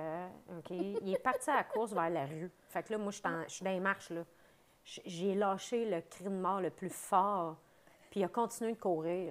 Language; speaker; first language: French; native; French